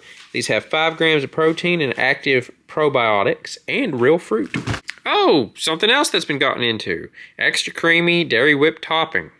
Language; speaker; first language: English; native; English